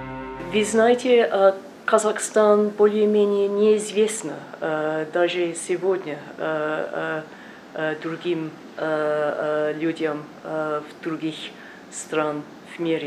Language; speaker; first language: Russian; non-native, learner; English